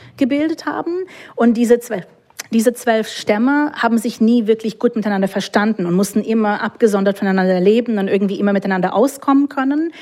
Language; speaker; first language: German; non-native, fluent; English